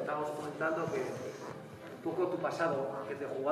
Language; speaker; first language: Spanish; native; Spanish